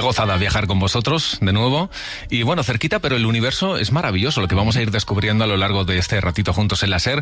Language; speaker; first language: Spanish; native; Spanish